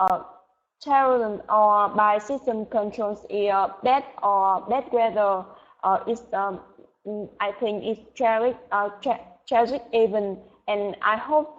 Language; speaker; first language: English; non-native, learner; Vietnamese